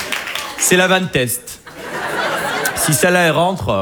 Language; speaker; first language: French; native; French